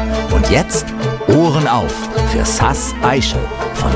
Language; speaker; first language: German; native; German